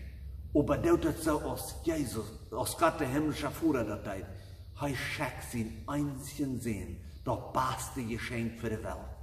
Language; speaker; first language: German; non-native, learner; Plautdietsch